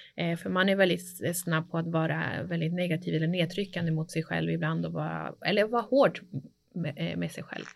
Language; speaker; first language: Swedish; early bilingual, other home language; Spanish